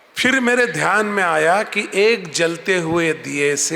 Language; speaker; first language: Hindi; non-native, local second language; Marathi